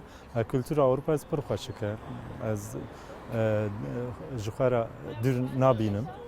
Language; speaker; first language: Kurdish; non-native, local second language; Zaza